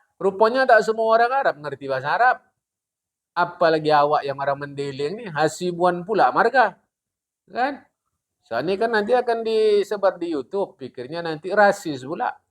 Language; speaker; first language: Malay; non-native, local second language; Indonesian